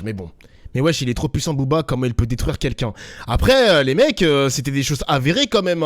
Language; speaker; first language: French; native; French